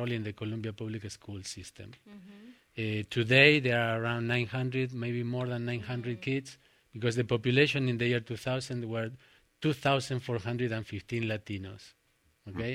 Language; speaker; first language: English; non-native, fluent; Spanish